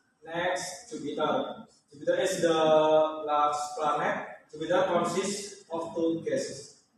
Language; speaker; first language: English; non-native, learner; Indonesian